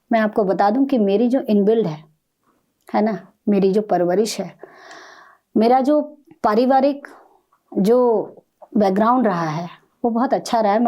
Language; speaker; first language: Hindi; native; Hindi